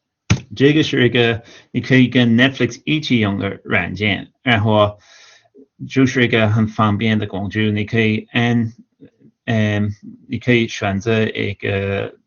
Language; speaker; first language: Chinese; non-native, fluent; English